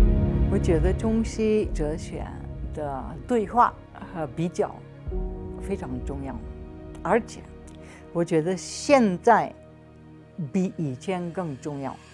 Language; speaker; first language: Chinese; non-native, fluent; Slovenian